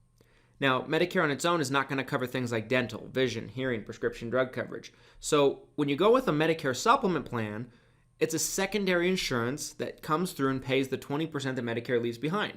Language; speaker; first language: English; native; English